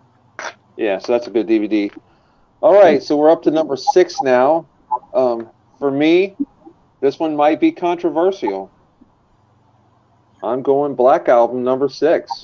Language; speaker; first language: English; native; English